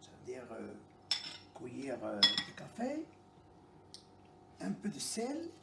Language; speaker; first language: French; non-native, local second language; Arabic